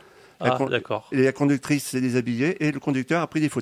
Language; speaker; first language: French; native; French